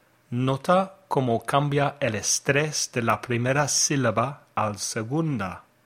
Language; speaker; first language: Spanish; non-native, fluent; English